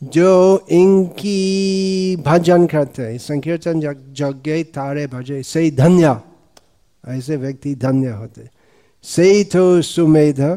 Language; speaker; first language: Hindi; non-native, fluent; English